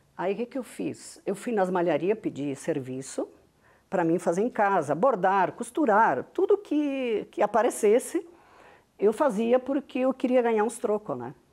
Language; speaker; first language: Portuguese; non-native, local second language; Venetian